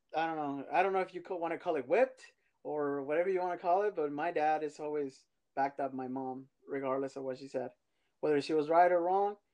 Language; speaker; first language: English; early bilingual, other home language; Spanish